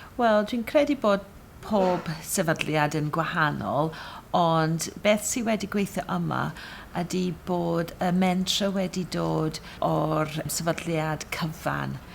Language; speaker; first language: Welsh; non-native, fluent; English